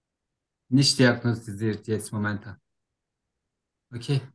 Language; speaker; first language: German; non-native, learner; Turkish